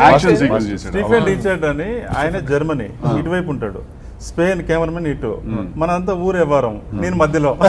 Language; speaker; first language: Telugu; native; Telugu